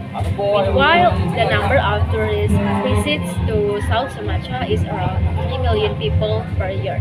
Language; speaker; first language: English; non-native, learner; Indonesian